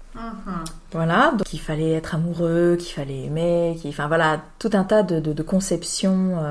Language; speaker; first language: French; native; French